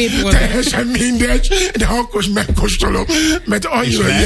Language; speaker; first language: Hungarian; non-native, learner; Yoruba